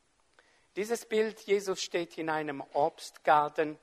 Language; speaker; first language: German; non-native, fluent; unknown